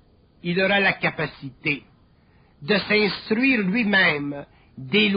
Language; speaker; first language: French; native; French